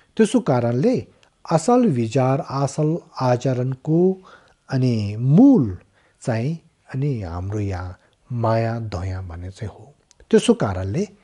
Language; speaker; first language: Nepali; non-native, local second language; Tibetan